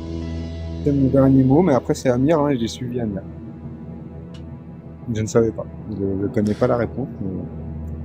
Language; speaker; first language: French; native; French